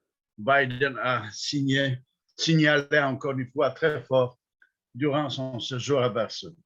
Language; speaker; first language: French; non-native, fluent; Polish